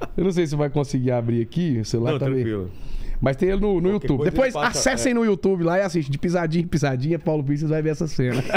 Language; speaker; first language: Portuguese; native; Portuguese